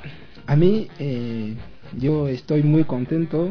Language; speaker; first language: Spanish; non-native, learner; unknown